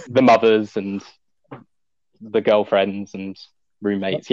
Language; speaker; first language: English; native; English